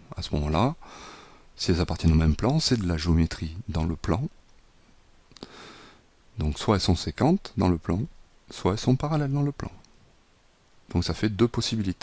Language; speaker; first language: French; native; French